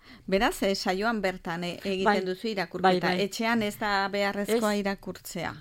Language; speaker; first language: Basque; native; Basque